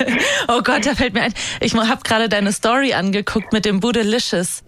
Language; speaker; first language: German; native; German